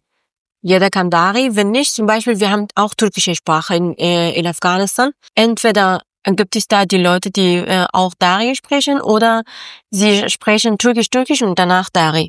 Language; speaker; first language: German; non-native, learner; Persian